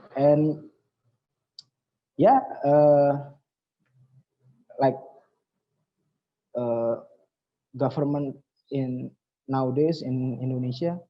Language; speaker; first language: English; non-native, learner; Indonesian